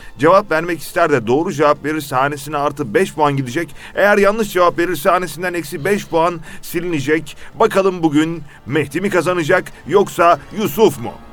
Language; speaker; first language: Turkish; native; Turkish